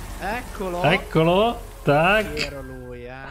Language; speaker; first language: Italian; native; Italian